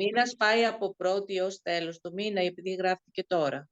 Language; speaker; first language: Greek; native; Greek